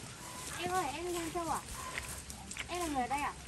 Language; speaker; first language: Chinese; non-native, fluent; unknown